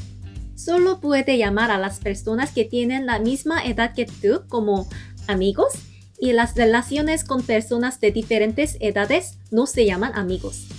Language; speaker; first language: Spanish; non-native, fluent; Korean